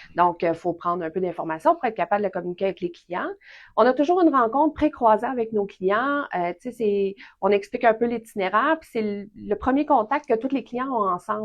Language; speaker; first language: French; native; French